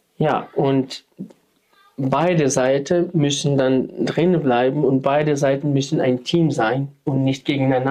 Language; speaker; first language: German; non-native, fluent; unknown